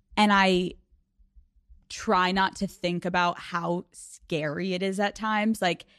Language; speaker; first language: English; native; English